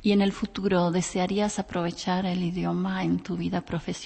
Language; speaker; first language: Spanish; non-native, fluent; Czech